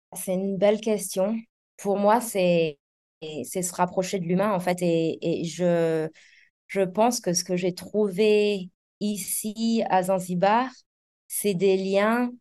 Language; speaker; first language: French; native; French